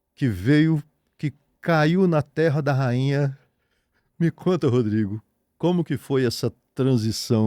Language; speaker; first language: Portuguese; native; Portuguese